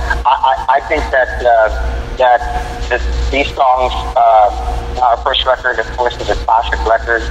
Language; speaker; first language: English; native; English